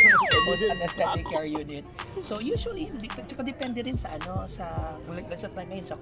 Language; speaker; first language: Filipino; native; Filipino